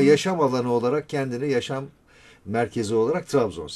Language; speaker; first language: Turkish; native; Turkish